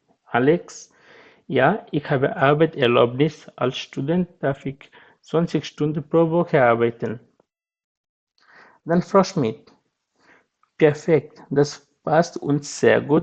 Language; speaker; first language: German; non-native, fluent; Bangla